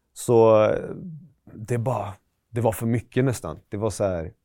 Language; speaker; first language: Swedish; early bilingual, other home language; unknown